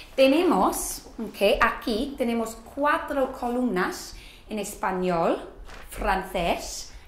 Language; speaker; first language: Spanish; non-native, fluent; English